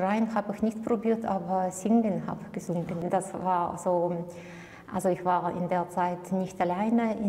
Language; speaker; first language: German; non-native, learner; Belarusian